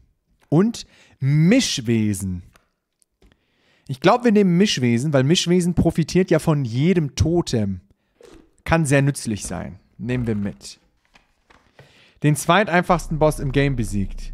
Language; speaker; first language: German; native; German